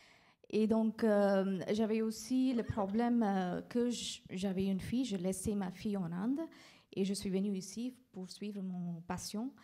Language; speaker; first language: French; non-native, fluent; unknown